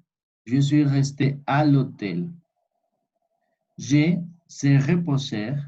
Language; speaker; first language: French; non-native, fluent; Spanish